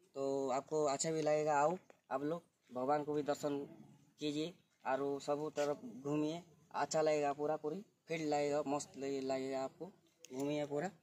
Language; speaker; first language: Hindi; non-native, local second language; Odia